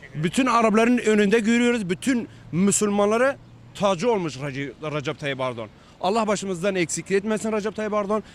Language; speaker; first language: Turkish; non-native, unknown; Arabic